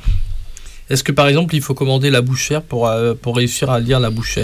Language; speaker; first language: French; native; French